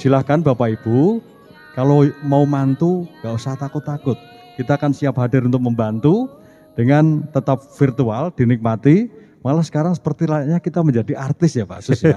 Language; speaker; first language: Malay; non-native, local second language; Javanese